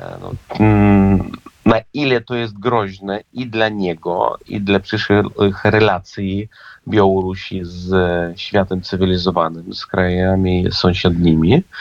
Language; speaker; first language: Polish; non-native, fluent; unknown